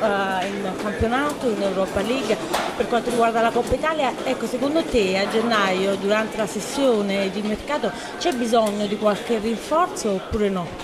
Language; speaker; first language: Italian; native; Italian